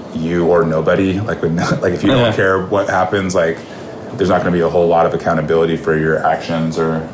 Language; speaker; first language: English; native; English